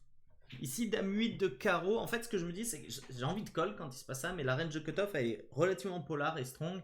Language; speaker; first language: French; native; French